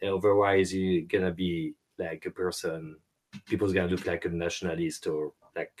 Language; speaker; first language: English; non-native, fluent; French